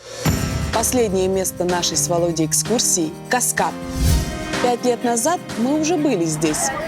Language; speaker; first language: Russian; native; Russian